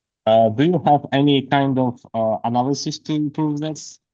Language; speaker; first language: English; non-native, learner; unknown